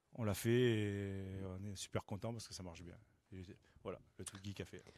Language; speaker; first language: French; native; French